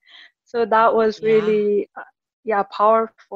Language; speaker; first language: English; non-native, fluent; Korean